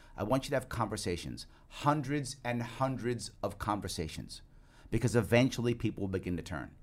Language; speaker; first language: English; native; English